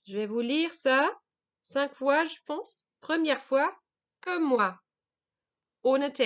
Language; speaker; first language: French; non-native, fluent; German